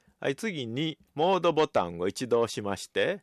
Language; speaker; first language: Japanese; native; Japanese